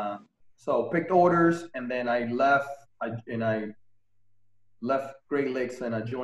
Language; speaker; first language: English; non-native, fluent; Spanish